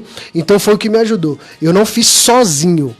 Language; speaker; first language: Portuguese; native; Portuguese